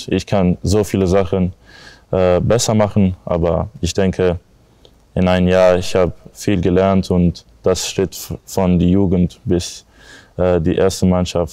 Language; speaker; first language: German; non-native, learner; English